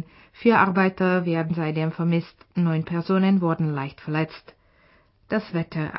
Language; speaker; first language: German; non-native, fluent; Czech